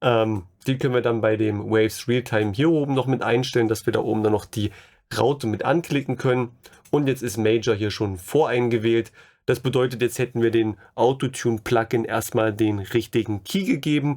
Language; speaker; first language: German; native; German